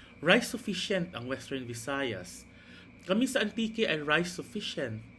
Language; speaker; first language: Filipino; non-native, local second language; Hiligaynon